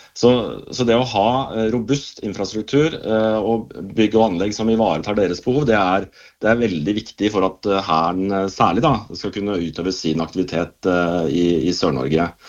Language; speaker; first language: Norwegian; native; Norwegian